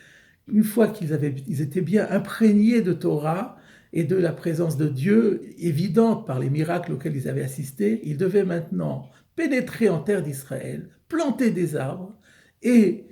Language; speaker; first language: French; native; French